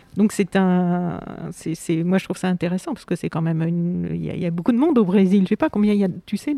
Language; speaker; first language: French; native; French